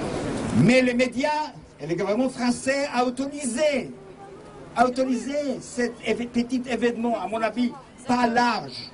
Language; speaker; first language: French; non-native, fluent; Hebrew